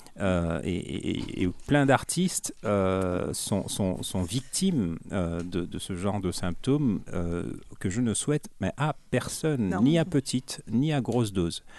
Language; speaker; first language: French; native; French